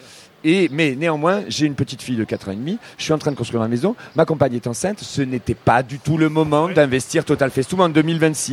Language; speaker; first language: French; native; French